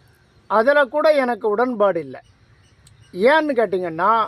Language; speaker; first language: Tamil; native; Tamil